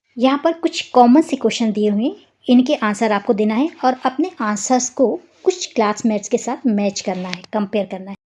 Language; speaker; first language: Hindi; native; Hindi